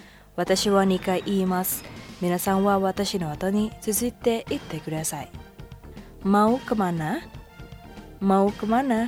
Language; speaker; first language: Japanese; non-native, fluent; Indonesian